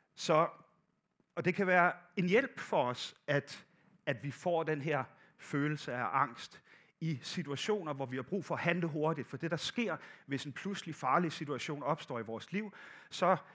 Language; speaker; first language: Danish; native; Danish